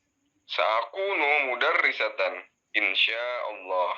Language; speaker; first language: Arabic; non-native, learner; Indonesian